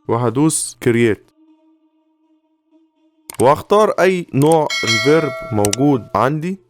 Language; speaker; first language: Arabic; native; Arabic